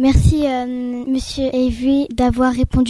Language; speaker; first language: French; native; French